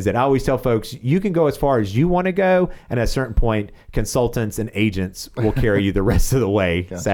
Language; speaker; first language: English; native; English